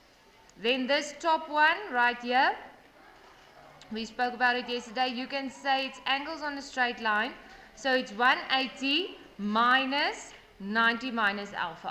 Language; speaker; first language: English; non-native, local second language; Afrikaans